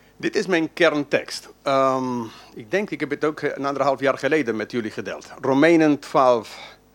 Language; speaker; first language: Dutch; non-native, fluent; English